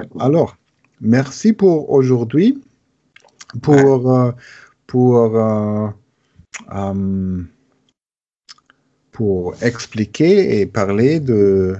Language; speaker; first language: French; non-native, learner; German